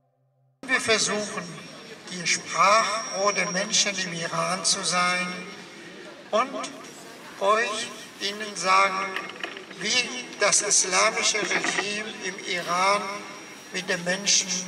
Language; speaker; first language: German; non-native, fluent; Persian